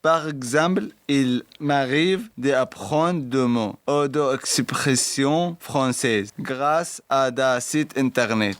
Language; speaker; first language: French; non-native, learner; Arabic